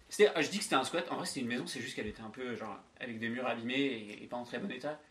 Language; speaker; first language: French; native; French